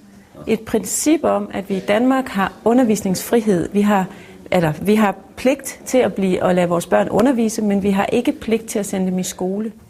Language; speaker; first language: Danish; native; Danish